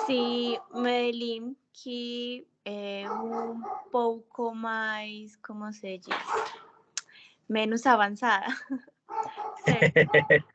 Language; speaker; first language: Portuguese; non-native, fluent; Spanish